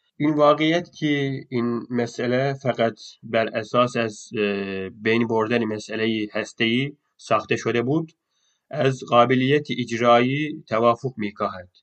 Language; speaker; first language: Persian; non-native, fluent; Turkish